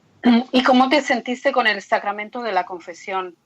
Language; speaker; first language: Spanish; native; Spanish